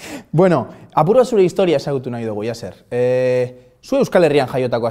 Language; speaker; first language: Basque; native; Basque